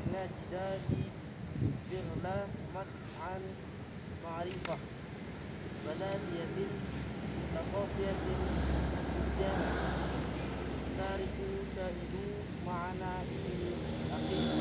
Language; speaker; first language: Arabic; non-native, learner; Indonesian